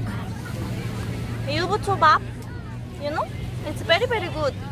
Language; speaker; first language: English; non-native, learner; Korean